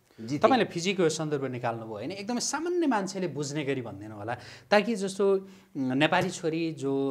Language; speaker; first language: Nepali; native; Nepali